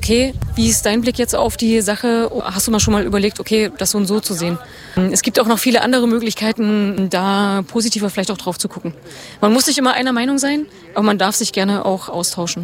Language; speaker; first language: German; native; German